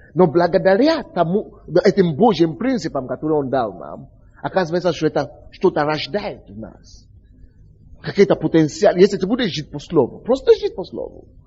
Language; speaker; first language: Russian; non-native, fluent; Yoruba